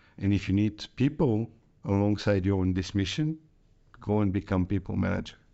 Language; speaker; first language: English; non-native, fluent; Bulgarian